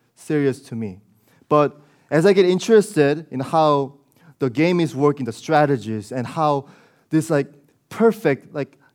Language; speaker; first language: English; early bilingual, other home language; Korean